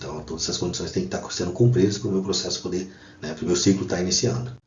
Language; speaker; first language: Portuguese; native; Portuguese